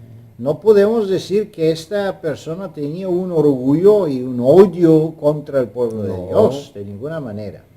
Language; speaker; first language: Spanish; non-native, fluent; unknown